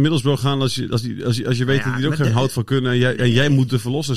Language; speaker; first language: Dutch; native; Dutch